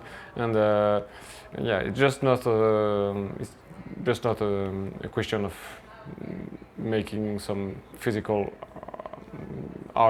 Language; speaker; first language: English; non-native, fluent; French